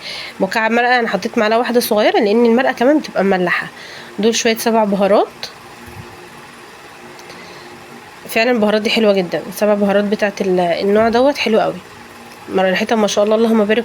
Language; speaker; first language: Arabic; native; Arabic